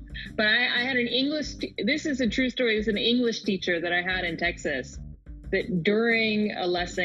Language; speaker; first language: English; native; English